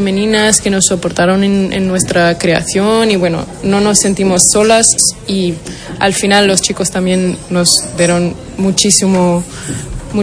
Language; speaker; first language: Spanish; non-native, fluent; Portuguese